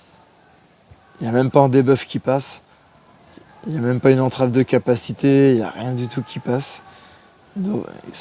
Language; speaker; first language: French; native; French